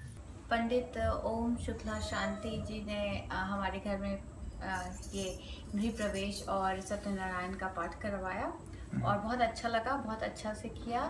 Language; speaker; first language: Hindi; native; Hindi